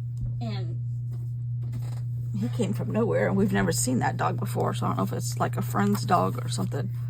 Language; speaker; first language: English; native; English